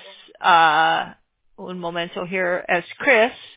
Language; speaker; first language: Spanish; non-native, learner; English